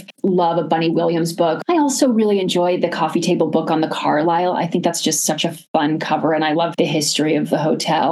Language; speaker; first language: English; native; English